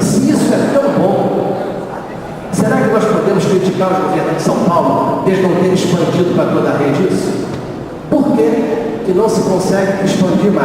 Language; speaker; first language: Portuguese; native; Portuguese